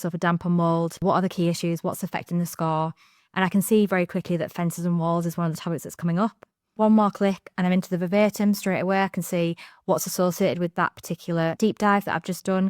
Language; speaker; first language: English; native; English